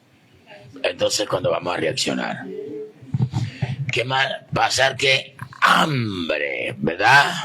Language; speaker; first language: Spanish; native; Spanish